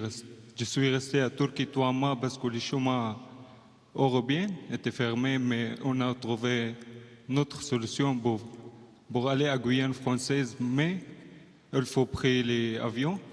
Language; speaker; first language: French; non-native, learner; Arabic